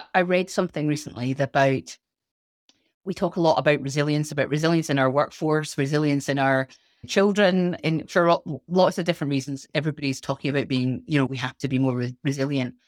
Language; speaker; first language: English; native; English